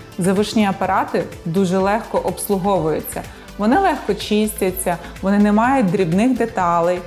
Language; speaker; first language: Ukrainian; native; Ukrainian